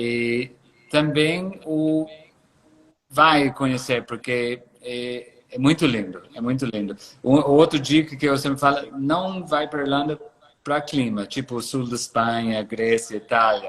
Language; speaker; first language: Portuguese; non-native, fluent; English